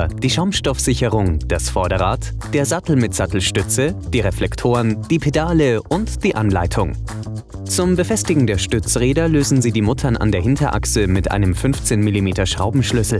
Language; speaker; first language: German; native; German